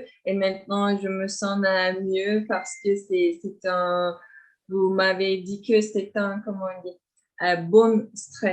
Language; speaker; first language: French; non-native, fluent; Turkish